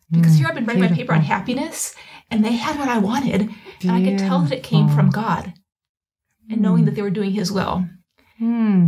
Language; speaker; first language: English; native; English